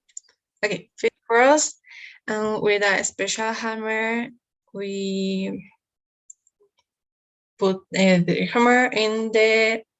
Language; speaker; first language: English; non-native, learner; Spanish